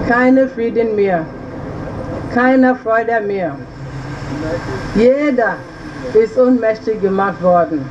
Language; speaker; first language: German; non-native, learner; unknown